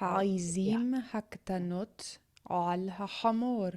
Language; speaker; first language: Hebrew; non-native, learner; English